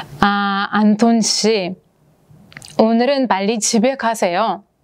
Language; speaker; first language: Korean; non-native, fluent; Russian